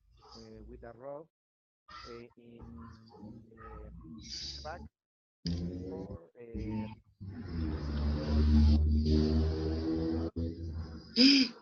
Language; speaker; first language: English; non-native, learner; Spanish